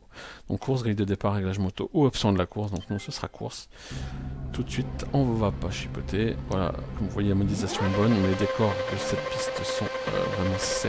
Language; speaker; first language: French; native; French